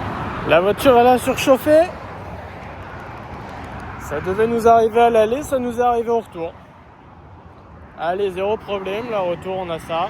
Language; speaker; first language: French; native; French